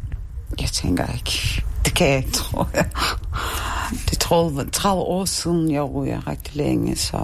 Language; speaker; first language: Danish; non-native, learner; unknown